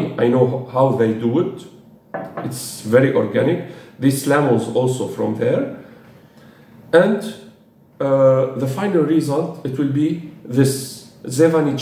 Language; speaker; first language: English; non-native, fluent; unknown